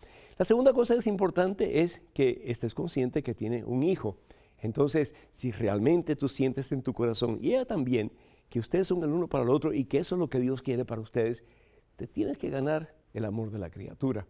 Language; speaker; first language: Spanish; native; Spanish